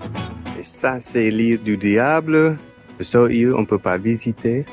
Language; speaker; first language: French; non-native, fluent; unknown